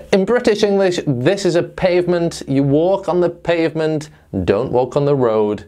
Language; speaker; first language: English; native; English